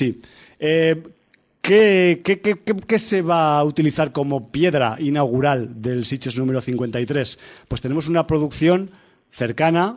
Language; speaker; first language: Spanish; native; Spanish